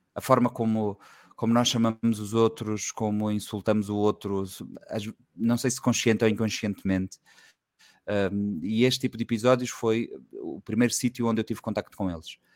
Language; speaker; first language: Portuguese; native; Portuguese